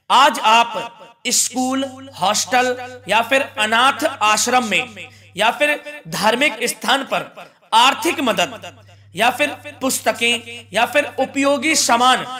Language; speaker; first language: Hindi; native; Hindi